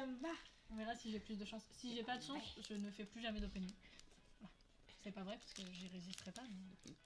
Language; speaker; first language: French; native; French